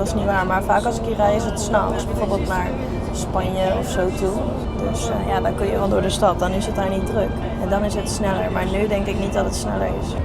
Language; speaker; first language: Dutch; native; Dutch